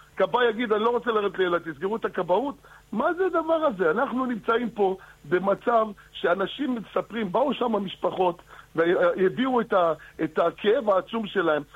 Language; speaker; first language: Hebrew; native; Hebrew